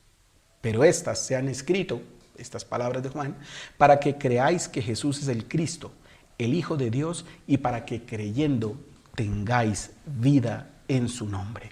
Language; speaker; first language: Spanish; native; Spanish